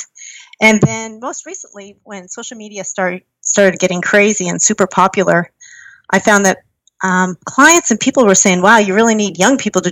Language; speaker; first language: English; native; English